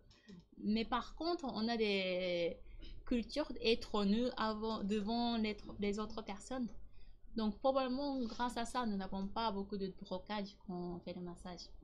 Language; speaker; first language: French; non-native, learner; Japanese